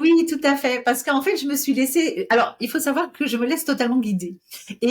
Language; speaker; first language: French; native; French